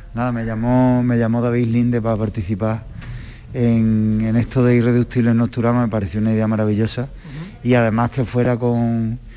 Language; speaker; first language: Spanish; native; Spanish